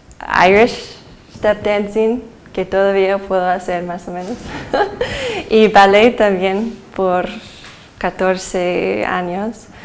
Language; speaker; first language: Spanish; early bilingual, heritage; Spanish